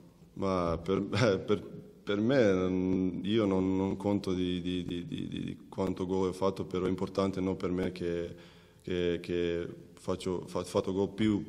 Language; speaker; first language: Italian; non-native, learner; Macedonian